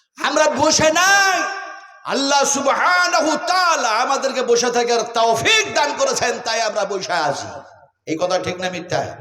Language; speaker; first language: Bangla; non-native, local second language; Urdu